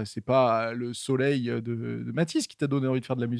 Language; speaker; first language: French; native; French